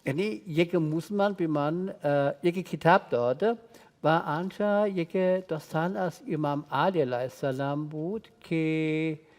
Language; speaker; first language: Persian; non-native, learner; German